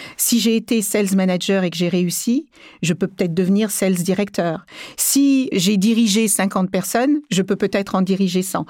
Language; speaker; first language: French; early bilingual, other home language; Kabuverdianu